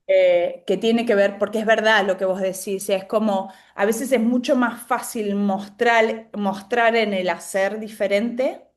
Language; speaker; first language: Spanish; native; Spanish